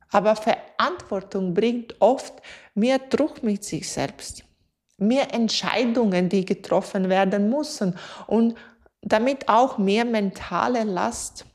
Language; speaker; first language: German; non-native, fluent; Latvian